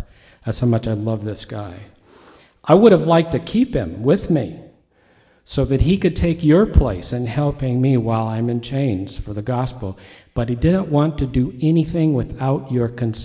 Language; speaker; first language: English; native; English